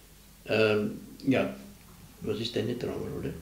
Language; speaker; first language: German; native; German